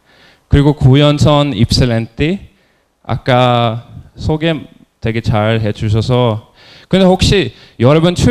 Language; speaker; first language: Korean; non-native, fluent; Norwegian